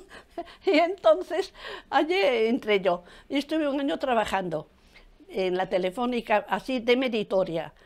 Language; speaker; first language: Spanish; native; Spanish